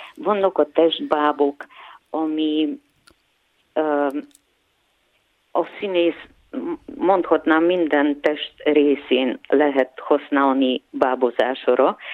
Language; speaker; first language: Hungarian; non-native, fluent; Bulgarian